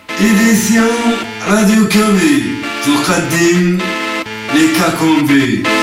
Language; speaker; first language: French; non-native, learner; Arabic